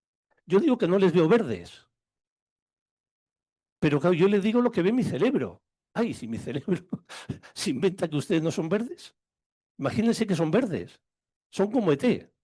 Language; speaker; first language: Spanish; native; Spanish